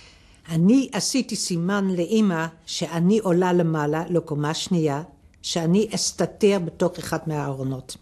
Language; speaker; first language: Hebrew; non-native, fluent; Dutch